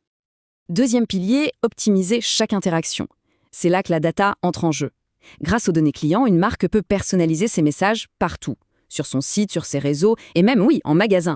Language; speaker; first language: French; native; French